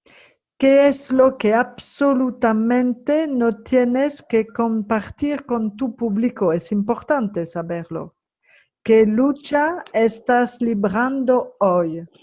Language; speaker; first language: Spanish; non-native, fluent; French